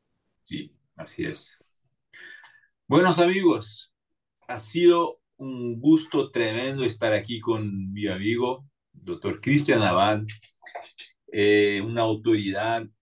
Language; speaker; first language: Spanish; non-native, fluent; Portuguese